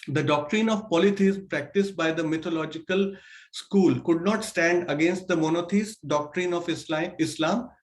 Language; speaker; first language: English; non-native, local second language; Hindi